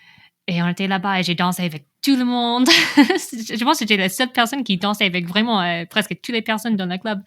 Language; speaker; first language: French; non-native, fluent; English